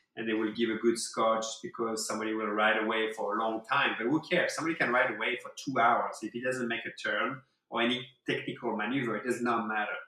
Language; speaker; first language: English; non-native, fluent; French